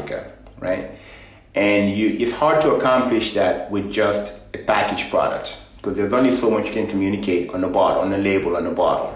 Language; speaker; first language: English; non-native, fluent; Fula